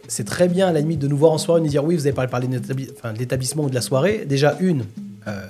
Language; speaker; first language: French; native; French